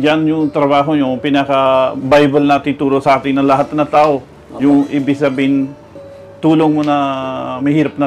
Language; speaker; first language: Filipino; non-native, learner; Punjabi